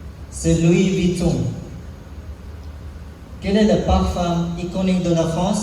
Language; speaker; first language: French; non-native, learner; Sinhala